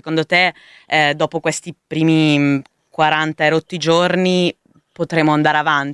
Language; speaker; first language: Italian; native; Italian